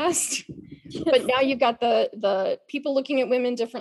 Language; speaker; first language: English; native; English